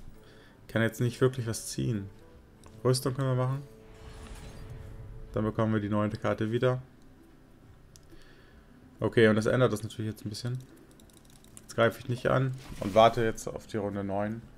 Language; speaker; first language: German; native; German